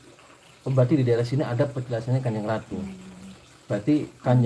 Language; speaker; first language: Indonesian; native; Indonesian